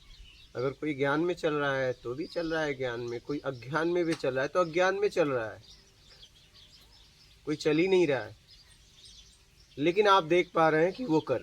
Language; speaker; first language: Hindi; native; Hindi